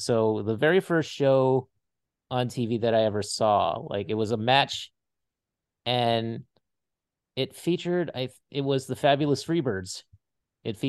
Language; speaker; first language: English; native; English